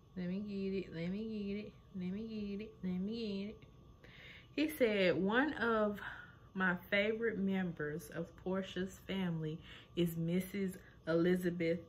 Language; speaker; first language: English; native; English